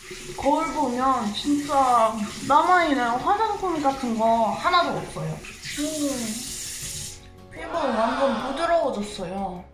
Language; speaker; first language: Korean; non-native, fluent; English